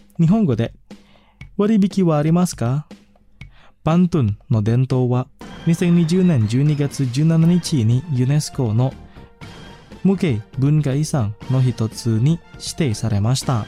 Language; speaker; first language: Japanese; non-native, fluent; Indonesian